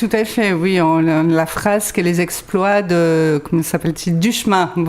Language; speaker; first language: French; native; French